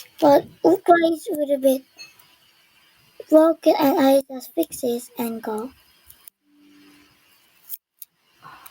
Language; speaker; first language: English; non-native, learner; Korean